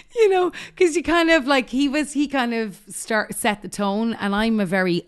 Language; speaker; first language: English; native; English